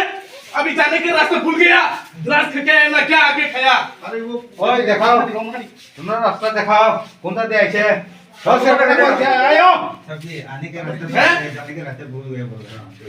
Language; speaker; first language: Hindi; non-native, local second language; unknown